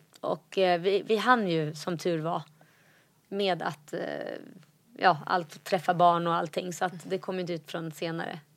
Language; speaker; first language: Swedish; native; Swedish